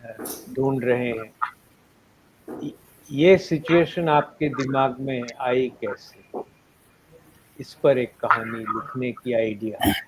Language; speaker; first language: Hindi; non-native, local second language; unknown